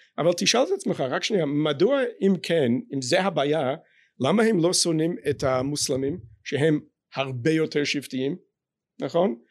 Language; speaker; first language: Hebrew; non-native, fluent; English